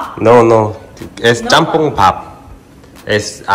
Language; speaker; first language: Spanish; non-native, learner; Korean